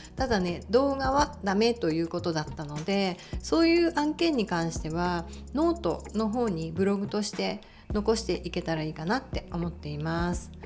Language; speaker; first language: Japanese; native; Japanese